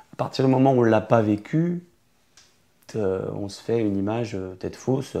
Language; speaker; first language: French; native; French